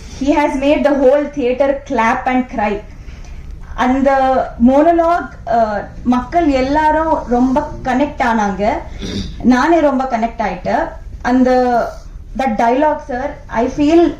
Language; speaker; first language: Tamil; non-native, learner; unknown